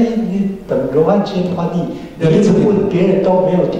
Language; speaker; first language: Chinese; native; Chinese